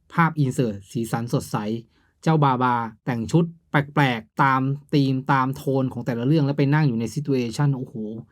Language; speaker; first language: Thai; native; Thai